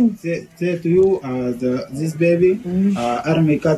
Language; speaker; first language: English; non-native, learner; Arabic